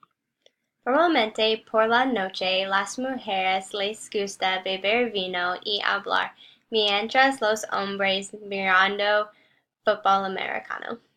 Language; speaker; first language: Spanish; non-native, learner; English